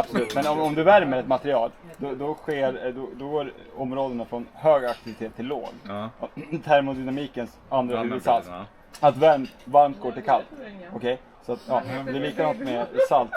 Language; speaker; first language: Swedish; native; Swedish